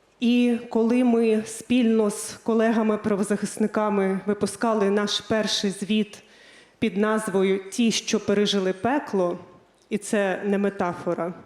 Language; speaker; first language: Ukrainian; native; Ukrainian